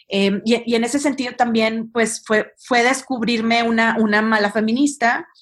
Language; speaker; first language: Spanish; native; Spanish